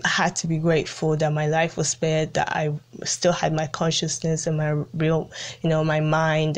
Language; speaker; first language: English; early bilingual, other home language; Italian